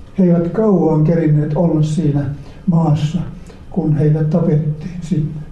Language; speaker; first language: Finnish; native; Finnish